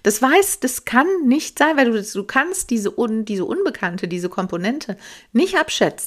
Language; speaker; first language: German; native; German